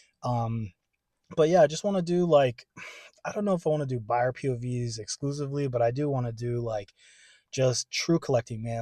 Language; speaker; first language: English; native; English